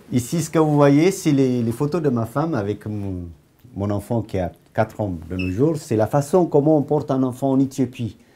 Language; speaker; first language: French; non-native, fluent; Amharic